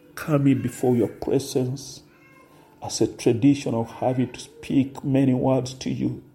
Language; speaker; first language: English; non-native, local second language; Swahili